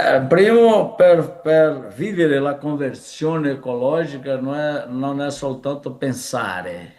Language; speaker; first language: Italian; non-native, fluent; Portuguese